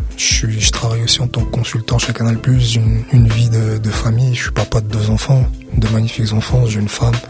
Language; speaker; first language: French; early bilingual, other home language; Arabic